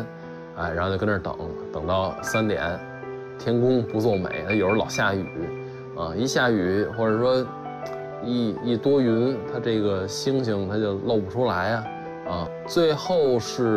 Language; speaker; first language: Chinese; native; Chinese